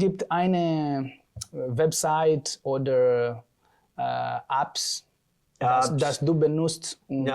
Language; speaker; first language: German; non-native, fluent; Portuguese